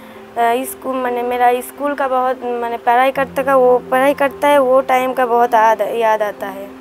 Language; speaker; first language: Hindi; non-native, local second language; Bangla